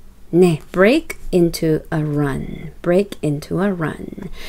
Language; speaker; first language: English; non-native, fluent; Korean